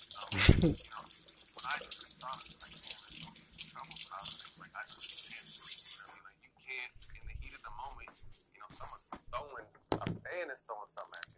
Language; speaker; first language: English; native; English